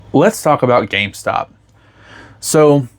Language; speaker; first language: English; native; English